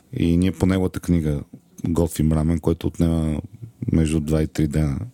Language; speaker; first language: Bulgarian; native; Bulgarian